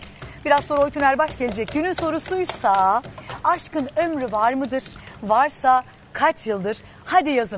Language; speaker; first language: Turkish; native; Turkish